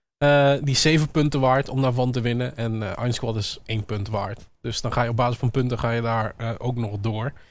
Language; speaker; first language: Dutch; native; Dutch